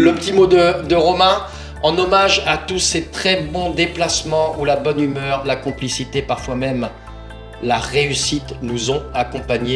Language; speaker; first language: French; native; French